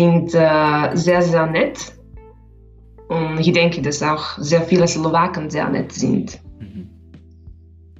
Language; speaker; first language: German; non-native, learner; Slovak